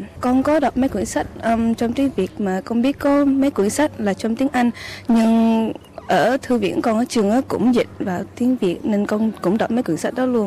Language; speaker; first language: Vietnamese; early bilingual, heritage; English